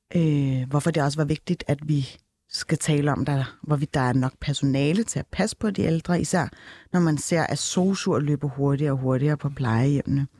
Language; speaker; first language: Danish; early bilingual, other home language; Turkish